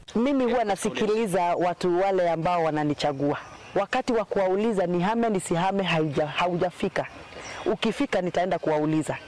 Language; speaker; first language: Swahili; non-native, local second language; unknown